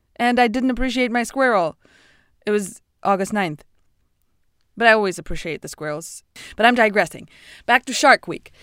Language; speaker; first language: English; non-native, fluent; Russian